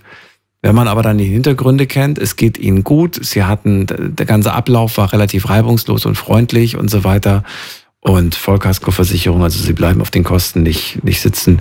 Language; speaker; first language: German; native; German